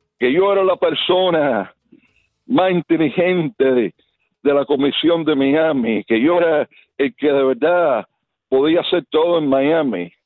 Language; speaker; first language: Spanish; early bilingual, heritage; Spanish